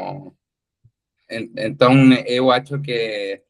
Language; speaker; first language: Portuguese; non-native, learner; Spanish